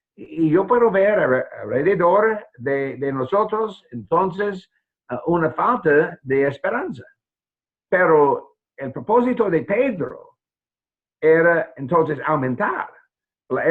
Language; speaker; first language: Spanish; non-native, fluent; English